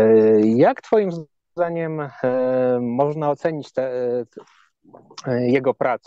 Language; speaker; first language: Polish; native; Polish